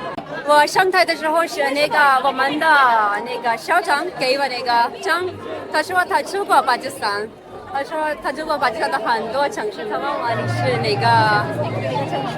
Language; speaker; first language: Chinese; non-native, fluent; Urdu